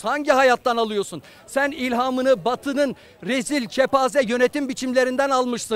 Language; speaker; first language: Turkish; native; Turkish